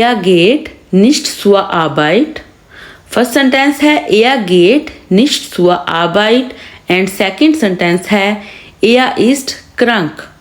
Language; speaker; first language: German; non-native, fluent; Urdu